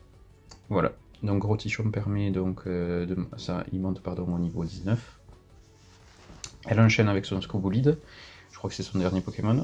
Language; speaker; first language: French; native; French